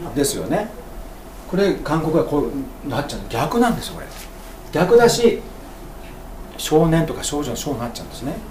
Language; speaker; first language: Japanese; native; Japanese